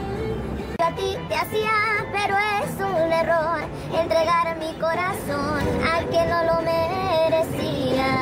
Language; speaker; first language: Spanish; native; Spanish